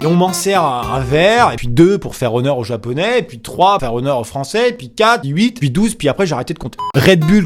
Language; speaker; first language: French; native; French